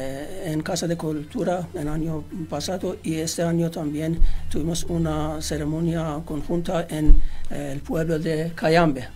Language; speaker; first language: Spanish; non-native, fluent; Persian